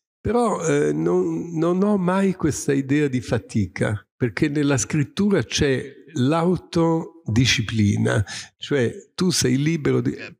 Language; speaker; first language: Italian; native; Italian